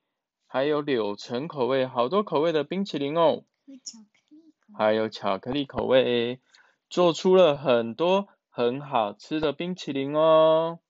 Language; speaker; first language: Chinese; native; Chinese